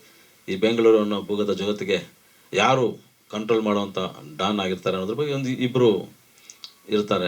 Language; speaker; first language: Kannada; native; Kannada